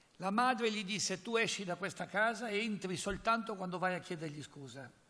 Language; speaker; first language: Italian; native; Italian